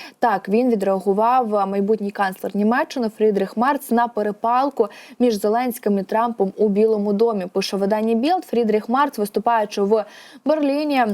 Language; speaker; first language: Ukrainian; native; Ukrainian